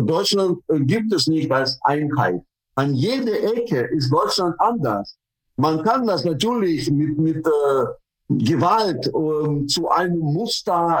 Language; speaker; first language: German; non-native, fluent; Russian